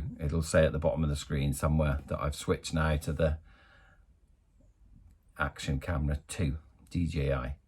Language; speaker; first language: English; native; English